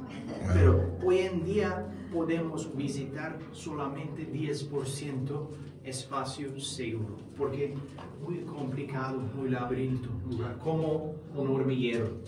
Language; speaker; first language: Spanish; non-native, fluent; Turkish